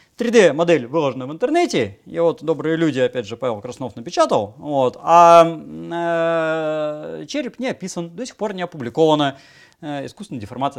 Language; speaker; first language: Russian; native; Russian